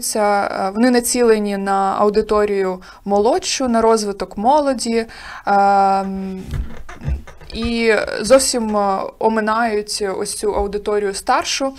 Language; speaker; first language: Ukrainian; native; Ukrainian